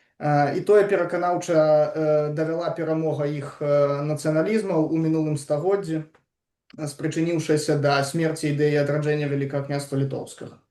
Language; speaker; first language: Belarusian; non-native, local second language; Russian